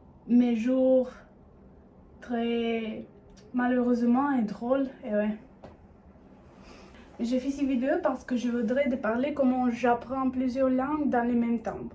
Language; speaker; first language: French; non-native, learner; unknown